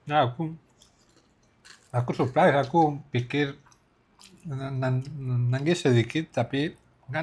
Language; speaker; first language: Indonesian; non-native, learner; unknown